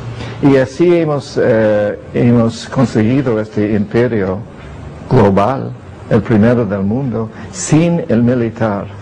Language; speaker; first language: Spanish; non-native, fluent; English